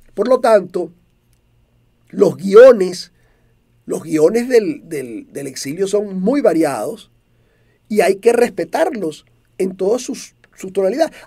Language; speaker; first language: Spanish; native; Spanish